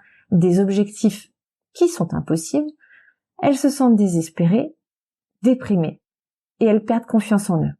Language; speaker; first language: French; native; French